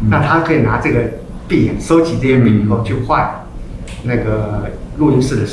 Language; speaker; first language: Chinese; native; Chinese